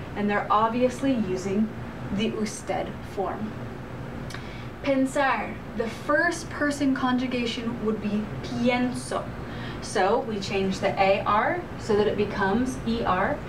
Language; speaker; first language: English; native; English